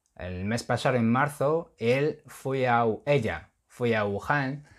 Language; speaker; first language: Spanish; non-native, fluent; Chinese